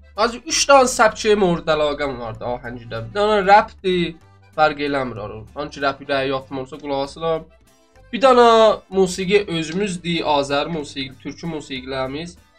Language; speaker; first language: Azerbaijani; native; Azerbaijani